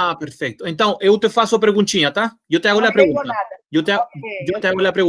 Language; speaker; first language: Portuguese; non-native, fluent; Spanish